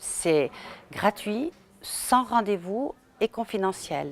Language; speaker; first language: French; native; French